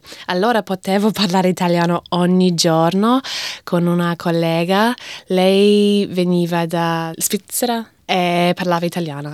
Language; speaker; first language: Italian; non-native, fluent; English